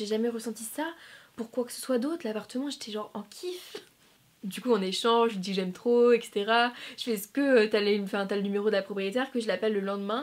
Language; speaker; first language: French; native; French